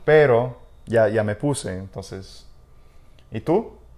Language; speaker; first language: Spanish; non-native, fluent; English